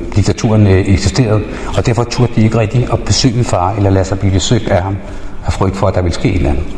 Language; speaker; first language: Danish; early bilingual, other home language; Spanish